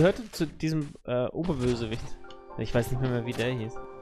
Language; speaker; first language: German; native; German